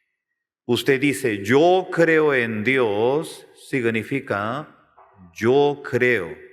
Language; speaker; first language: Spanish; non-native, learner; Korean